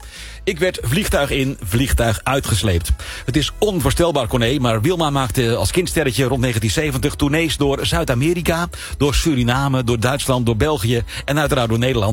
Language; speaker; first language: Dutch; native; Dutch